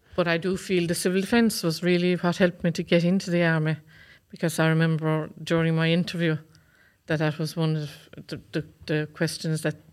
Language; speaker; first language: English; native; English